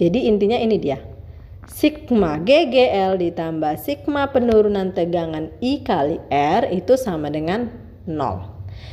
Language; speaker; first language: Indonesian; native; Indonesian